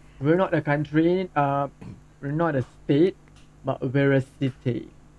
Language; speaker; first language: English; non-native, local second language; Malay